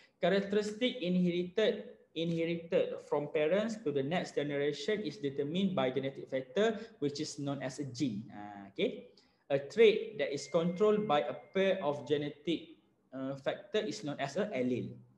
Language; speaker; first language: English; non-native, local second language; Malay